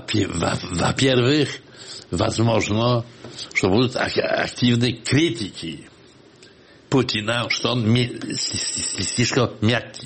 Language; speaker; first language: Russian; non-native, fluent; Polish